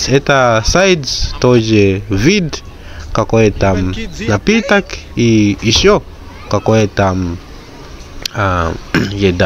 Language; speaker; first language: Russian; non-native, learner; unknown